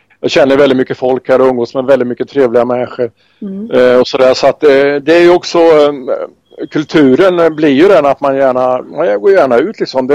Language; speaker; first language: Swedish; native; Swedish